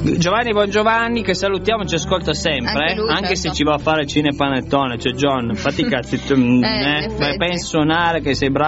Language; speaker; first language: Italian; native; Italian